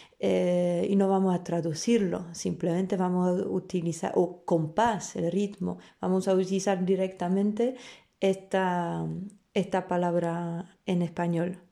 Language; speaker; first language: Spanish; non-native, fluent; Polish